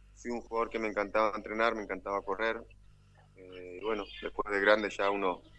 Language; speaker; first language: Spanish; native; Spanish